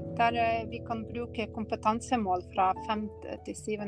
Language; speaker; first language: Norwegian; non-native, fluent; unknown